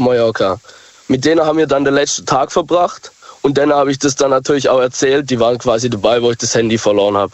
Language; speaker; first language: German; native; German